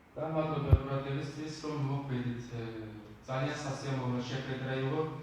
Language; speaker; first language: Georgian; non-native, local second language; Azerbaijani